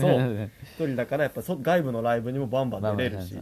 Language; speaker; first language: Japanese; native; Japanese